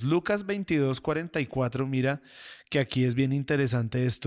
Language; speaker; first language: Spanish; native; Spanish